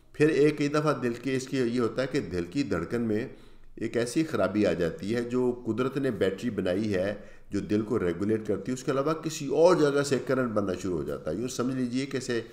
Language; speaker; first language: Urdu; native; Urdu